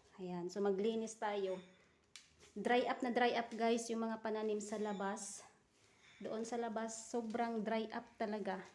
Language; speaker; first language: Filipino; non-native, local second language; Cebuano